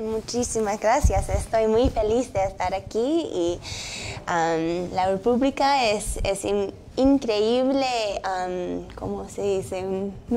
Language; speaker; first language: Spanish; early bilingual, heritage; English